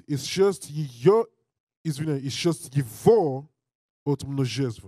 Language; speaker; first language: Russian; non-native, learner; English